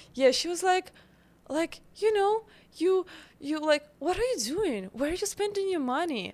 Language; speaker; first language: English; non-native, fluent; Russian